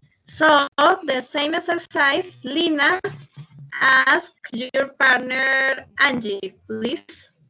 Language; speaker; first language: English; non-native, fluent; Spanish